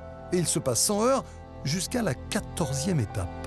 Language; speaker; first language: French; native; French